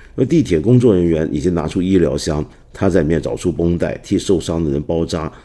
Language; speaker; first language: Chinese; non-native, local second language; Cantonese